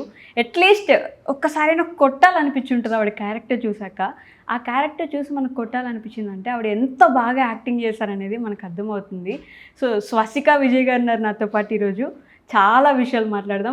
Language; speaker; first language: Telugu; native; Telugu